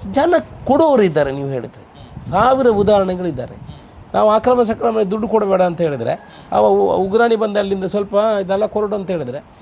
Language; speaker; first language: Kannada; non-native, local second language; Tulu